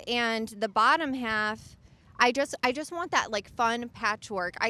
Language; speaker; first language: English; native; English